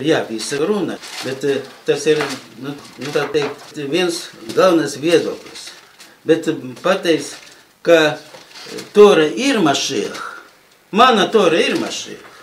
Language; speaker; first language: Latvian; non-native, local second language; Russian